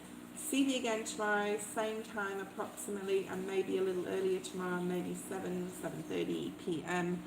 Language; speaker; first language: English; native; English